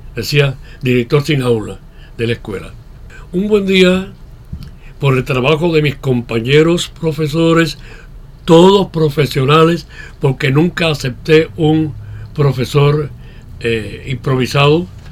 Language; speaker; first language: Spanish; native; Spanish